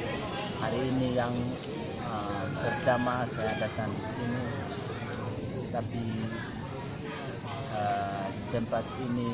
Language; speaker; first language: Indonesian; non-native, learner; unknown